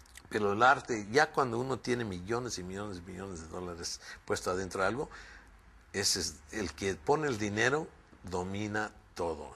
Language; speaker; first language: Spanish; early bilingual, other home language; English